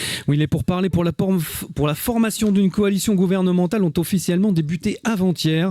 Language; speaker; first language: French; native; French